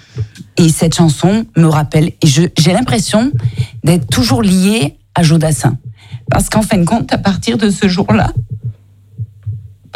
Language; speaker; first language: French; native; French